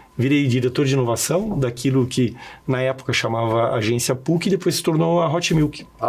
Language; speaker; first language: Portuguese; early bilingual, other home language; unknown